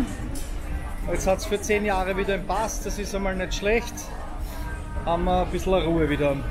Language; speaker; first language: German; native; German